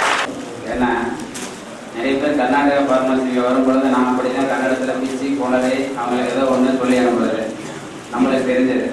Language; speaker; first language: Tamil; native; Tamil